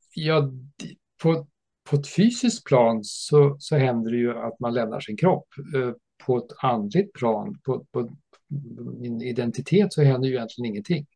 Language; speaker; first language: Swedish; early bilingual, other home language; English